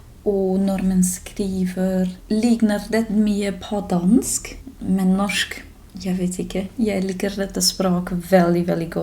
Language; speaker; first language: Norwegian; non-native, fluent; German